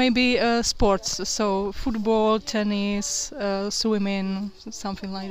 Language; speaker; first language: English; non-native, learner; Czech